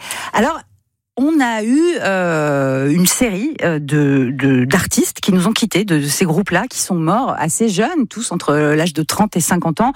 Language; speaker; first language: French; native; French